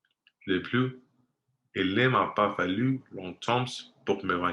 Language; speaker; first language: French; non-native, learner; Spanish